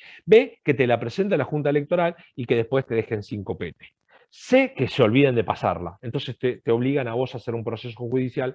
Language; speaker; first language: Spanish; native; Spanish